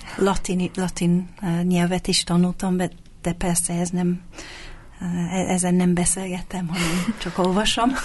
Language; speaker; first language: Hungarian; non-native, fluent; English